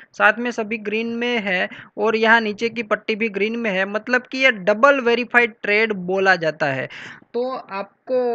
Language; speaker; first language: Hindi; non-native, local second language; Gujarati